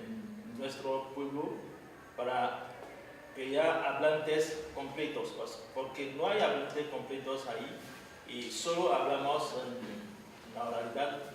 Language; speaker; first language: Spanish; non-native, fluent; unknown